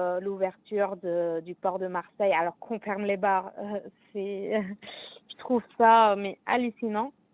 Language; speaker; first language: French; non-native, fluent; Arabic